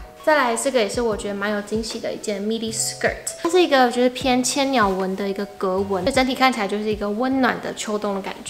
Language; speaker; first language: Chinese; native; Chinese